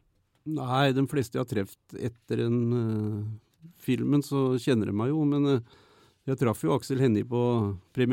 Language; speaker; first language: Norwegian; native; Norwegian